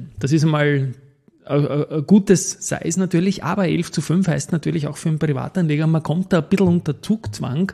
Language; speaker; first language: German; native; German